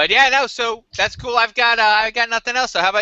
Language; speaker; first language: English; native; English